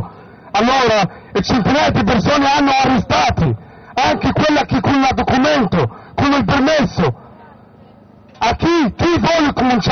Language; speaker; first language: Italian; non-native, learner; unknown